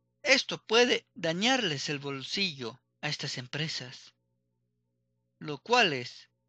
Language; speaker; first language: Spanish; native; Spanish